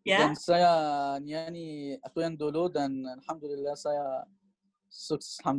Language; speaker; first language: Indonesian; non-native, learner; Arabic